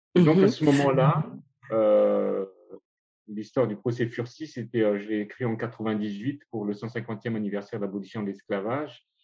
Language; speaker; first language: French; non-native, local second language; Malagasy